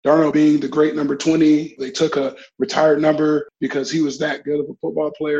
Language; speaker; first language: English; native; English